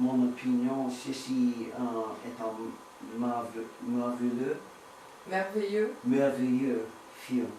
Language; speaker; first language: French; non-native, learner; English